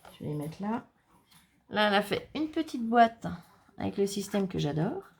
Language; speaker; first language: French; native; French